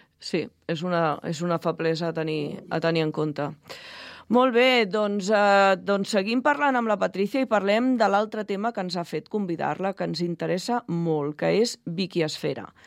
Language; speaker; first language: Catalan; native; Catalan